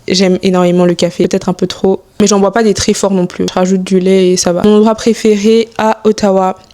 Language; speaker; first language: French; early bilingual, other home language; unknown